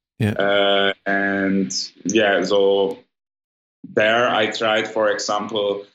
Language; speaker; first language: English; non-native, fluent; German